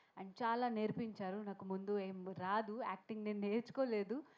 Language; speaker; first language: Telugu; non-native, learner; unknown